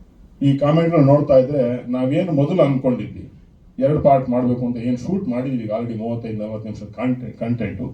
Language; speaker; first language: Kannada; native; Kannada